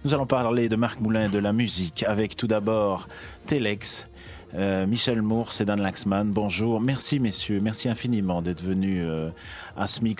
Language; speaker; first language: French; native; French